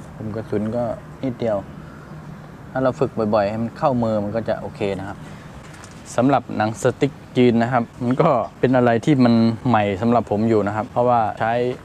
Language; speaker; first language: Thai; native; Thai